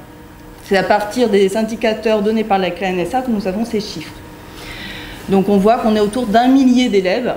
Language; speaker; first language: French; native; French